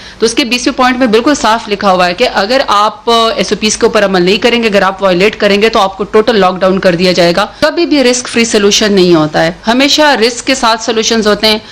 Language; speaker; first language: Urdu; non-native, local second language; Pashto